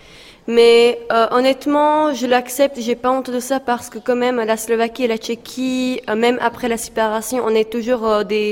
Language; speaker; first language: French; non-native, fluent; Slovak